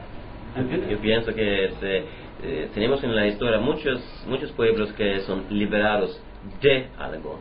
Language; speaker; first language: Spanish; non-native, learner; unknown